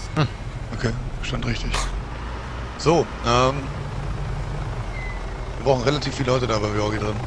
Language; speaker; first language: German; native; German